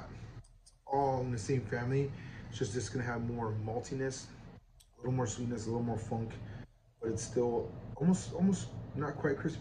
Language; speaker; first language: English; native; English